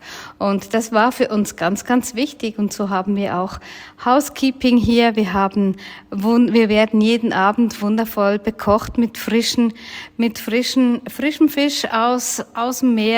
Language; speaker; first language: German; native; German